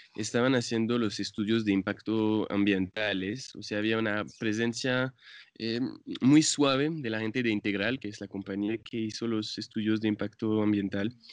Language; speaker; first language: Spanish; non-native, fluent; French